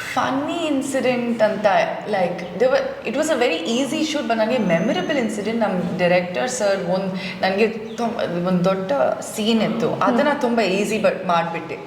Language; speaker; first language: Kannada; non-native, local second language; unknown